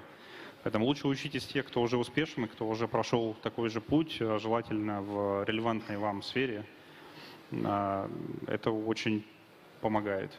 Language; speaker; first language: Russian; native; Russian